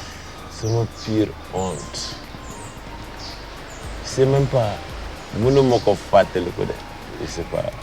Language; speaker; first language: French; non-native, local second language; Wolof